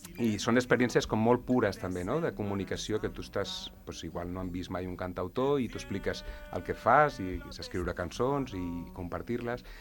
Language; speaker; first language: Catalan; non-native, local second language; Spanish